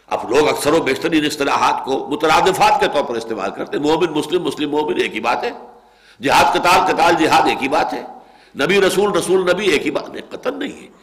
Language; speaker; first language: Urdu; native; Urdu